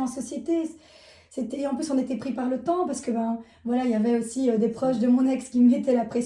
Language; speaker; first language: French; native; French